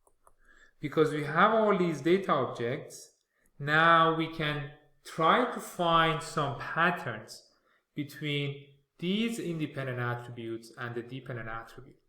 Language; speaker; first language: English; non-native, fluent; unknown